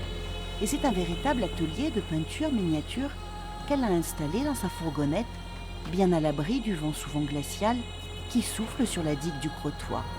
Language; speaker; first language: French; native; French